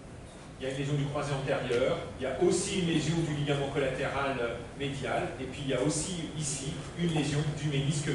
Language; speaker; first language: French; native; French